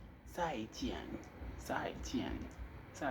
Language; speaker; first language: Chinese; non-native, learner; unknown